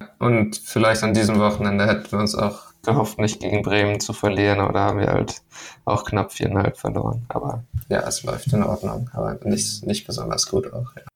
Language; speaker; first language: German; early bilingual, other home language; Danish